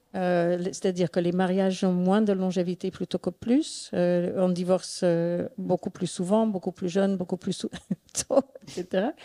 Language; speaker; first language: French; non-native, fluent; English